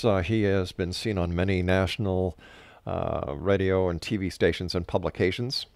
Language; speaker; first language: English; native; English